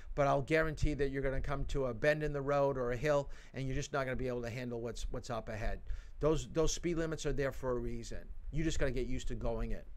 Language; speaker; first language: English; native; English